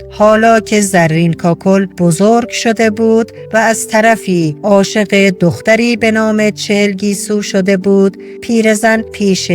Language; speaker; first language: Persian; native; Persian